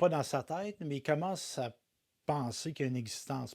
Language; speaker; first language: French; native; French